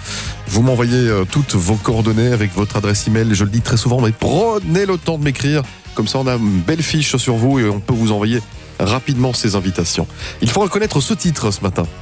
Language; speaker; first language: French; native; French